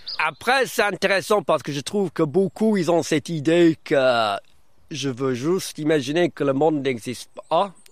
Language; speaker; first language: French; non-native, fluent; German